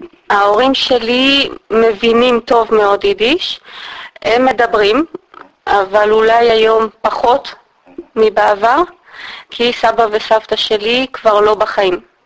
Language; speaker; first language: Hebrew; native; Hebrew